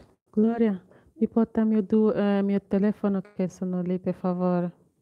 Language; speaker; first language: Italian; non-native, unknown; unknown